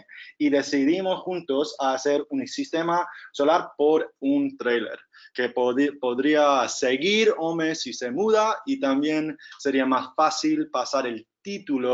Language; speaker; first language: Spanish; non-native, fluent; English